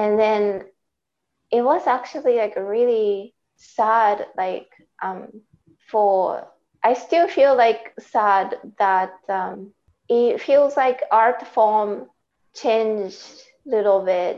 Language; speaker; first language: English; non-native, fluent; Japanese